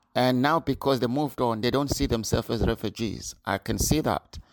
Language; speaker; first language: English; non-native, local second language; North Ndebele